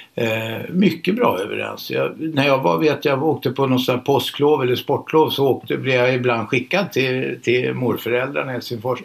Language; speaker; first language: Swedish; native; Swedish